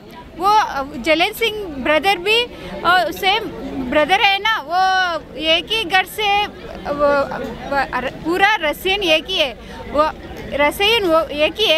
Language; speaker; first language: Hindi; non-native, local second language; Telugu